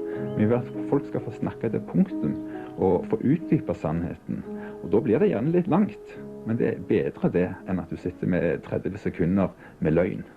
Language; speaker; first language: Norwegian; native; Norwegian